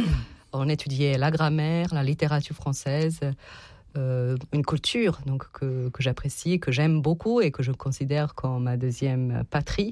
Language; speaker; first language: French; non-native, fluent; Serbian